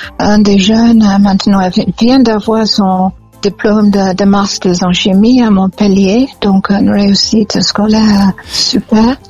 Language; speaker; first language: French; non-native, fluent; English